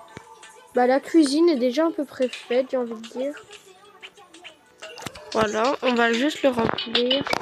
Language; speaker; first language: French; native; French